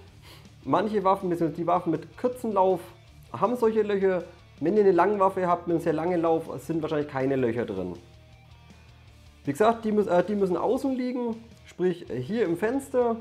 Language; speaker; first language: German; native; German